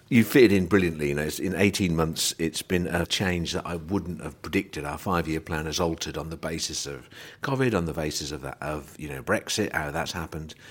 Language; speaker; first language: English; native; English